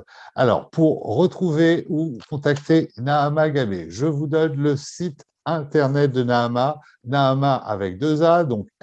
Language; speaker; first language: French; native; French